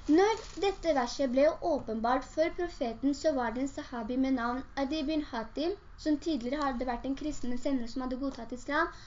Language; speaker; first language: Norwegian; early bilingual, other home language; Urdu